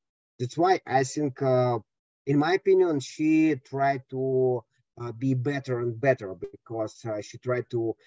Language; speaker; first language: English; non-native, learner; Russian